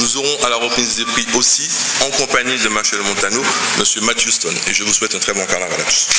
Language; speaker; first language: French; native; French